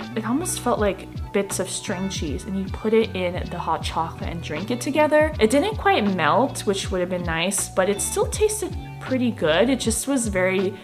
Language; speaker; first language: English; native; English